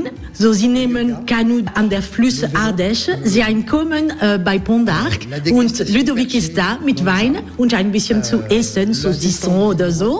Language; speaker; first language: German; non-native, learner; French